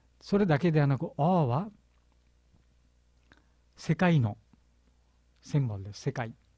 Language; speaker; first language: Japanese; non-native, learner; Bangla